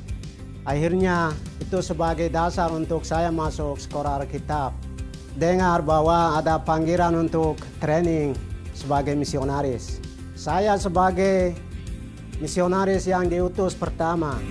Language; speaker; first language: Indonesian; non-native, local second language; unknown